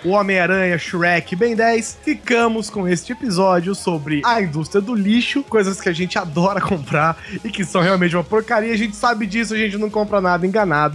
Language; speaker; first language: Portuguese; native; Portuguese